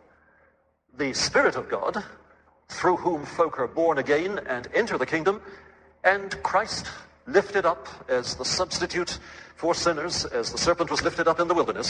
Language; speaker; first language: English; native; English